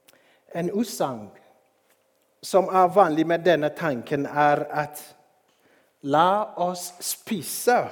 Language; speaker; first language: Norwegian; non-native, fluent; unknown